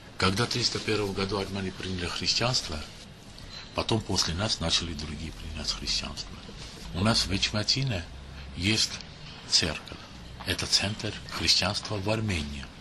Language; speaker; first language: Russian; non-native, local second language; Armenian